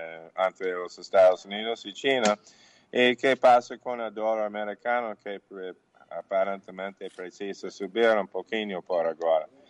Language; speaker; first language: Portuguese; non-native, learner; English